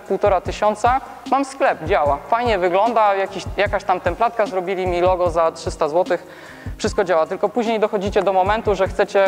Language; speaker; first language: Polish; native; Polish